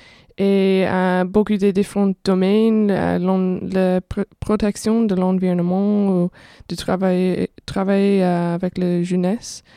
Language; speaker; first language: French; non-native, fluent; English